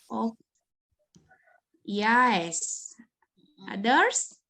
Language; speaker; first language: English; non-native, learner; Indonesian